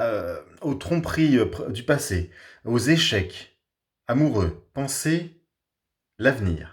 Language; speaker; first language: French; native; French